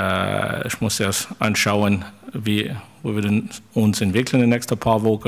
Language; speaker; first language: German; non-native, fluent; French